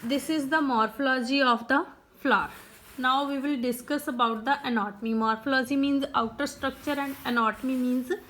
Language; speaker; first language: English; non-native, local second language; Punjabi